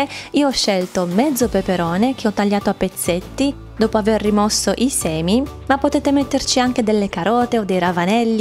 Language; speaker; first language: Italian; native; Italian